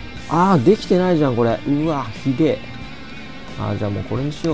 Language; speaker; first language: Japanese; native; Japanese